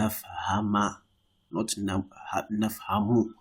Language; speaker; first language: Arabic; non-native, fluent; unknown